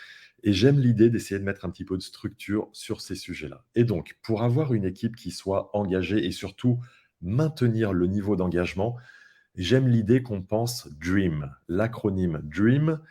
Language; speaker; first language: French; native; French